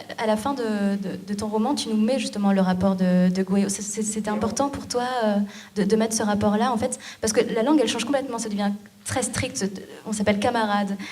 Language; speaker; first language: French; native; French